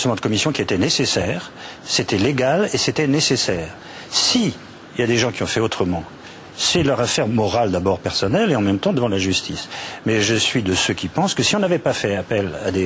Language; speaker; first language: French; native; French